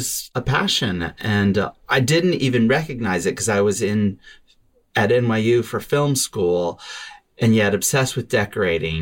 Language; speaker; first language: English; native; English